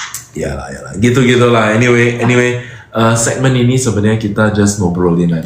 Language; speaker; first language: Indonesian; non-native, fluent; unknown